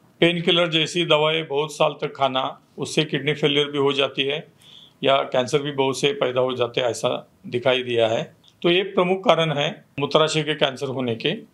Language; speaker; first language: Hindi; non-native, local second language; Marathi